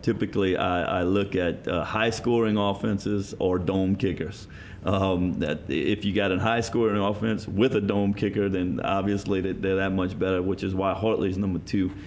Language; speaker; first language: English; native; English